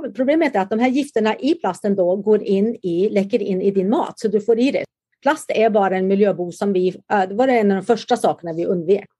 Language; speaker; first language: Swedish; native; Swedish